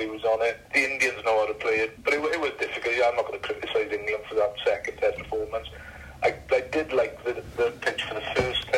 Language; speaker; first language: English; native; English